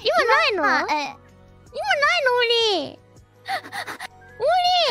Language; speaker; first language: Japanese; native; Japanese